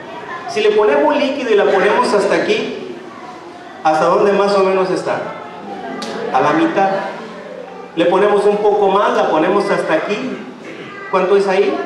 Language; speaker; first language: Spanish; native; Spanish